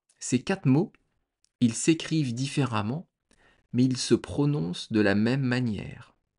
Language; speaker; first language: French; native; French